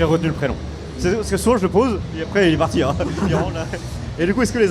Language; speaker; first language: French; native; French